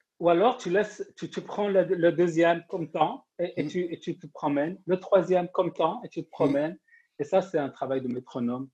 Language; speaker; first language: French; non-native, local second language; Arabic